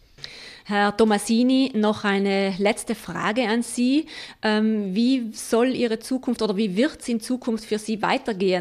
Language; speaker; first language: German; native; German